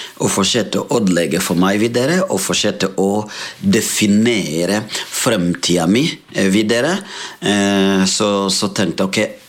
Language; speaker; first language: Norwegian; non-native, fluent; Rundi